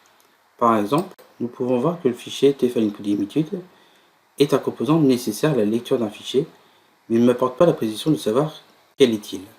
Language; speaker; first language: French; native; French